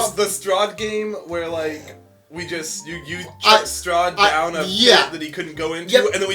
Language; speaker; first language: English; native; English